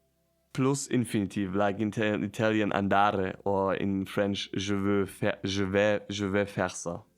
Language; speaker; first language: English; non-native, fluent; German